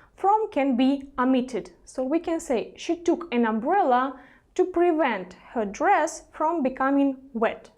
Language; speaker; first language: English; non-native, fluent; Russian